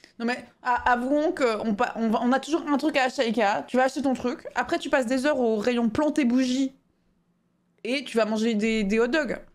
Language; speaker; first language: French; native; French